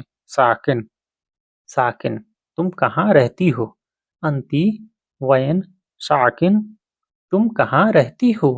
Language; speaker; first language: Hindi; native; Hindi